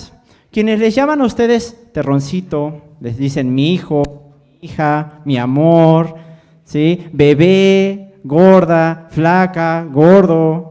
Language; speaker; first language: Spanish; native; Spanish